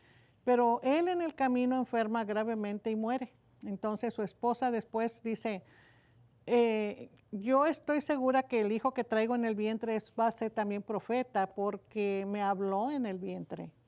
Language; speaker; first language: Spanish; native; Spanish